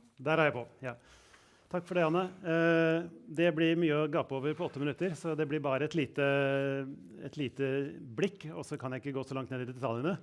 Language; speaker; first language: Norwegian; native; Norwegian